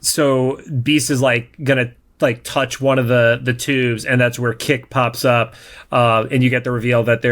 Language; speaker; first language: English; native; English